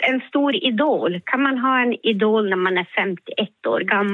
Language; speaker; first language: Swedish; native; Swedish